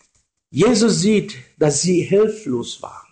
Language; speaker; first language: German; non-native, learner; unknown